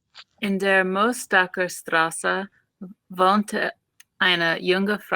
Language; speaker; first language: German; non-native, learner; English